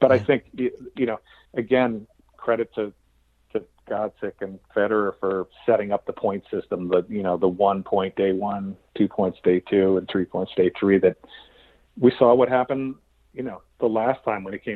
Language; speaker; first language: English; native; English